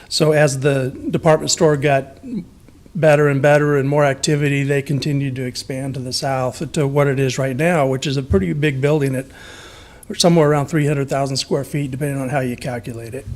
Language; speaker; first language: English; native; English